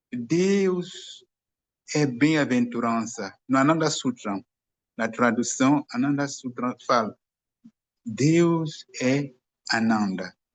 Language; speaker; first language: Portuguese; non-native, fluent; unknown